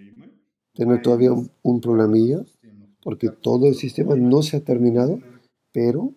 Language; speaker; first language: Spanish; non-native, fluent; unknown